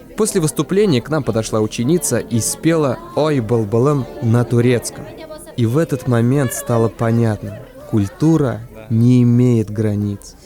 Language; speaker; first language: Russian; non-native, local second language; Tatar